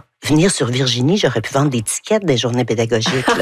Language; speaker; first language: French; native; French